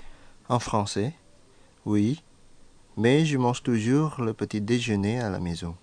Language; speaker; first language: French; non-native, fluent; Indonesian